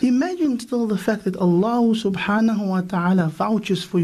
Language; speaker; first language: English; native; English